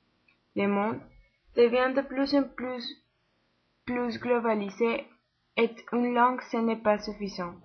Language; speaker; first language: French; non-native, learner; Spanish